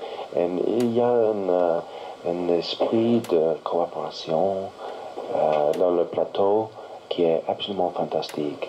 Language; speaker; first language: French; non-native, learner; English